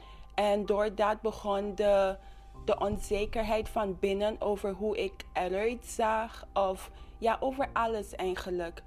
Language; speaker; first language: Dutch; non-native, local second language; English